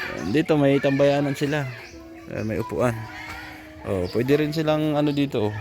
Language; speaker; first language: Filipino; non-native, local second language; Hiligaynon